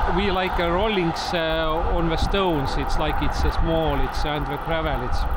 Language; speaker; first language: English; non-native, learner; Estonian